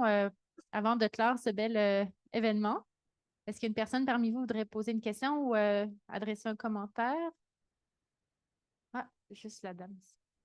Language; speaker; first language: French; native; French